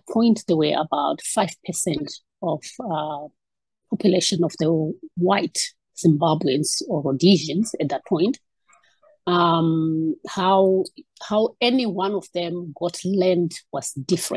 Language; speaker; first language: English; non-native, local second language; Shona